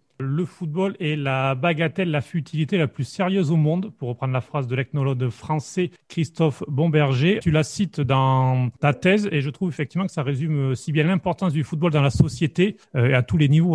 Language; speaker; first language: French; native; French